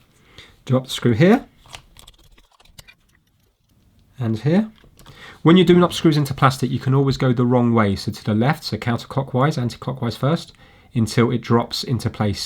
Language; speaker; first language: English; native; English